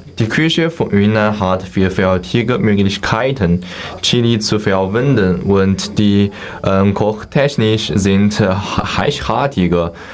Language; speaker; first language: German; non-native, learner; Chinese